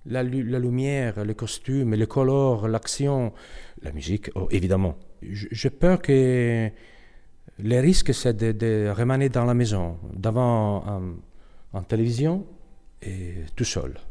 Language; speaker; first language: French; non-native, learner; Italian